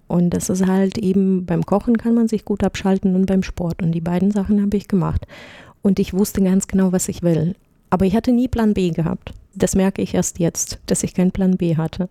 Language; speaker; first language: German; non-native, fluent; Russian